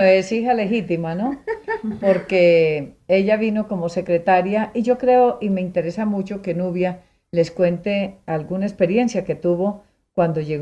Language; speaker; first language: Spanish; native; Spanish